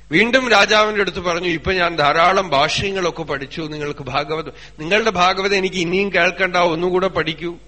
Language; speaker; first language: Malayalam; native; Malayalam